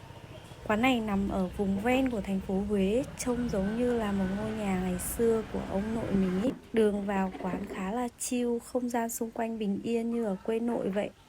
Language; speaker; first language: Vietnamese; native; Vietnamese